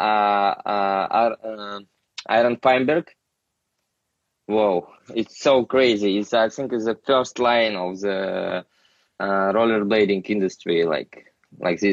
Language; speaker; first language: English; non-native, learner; Russian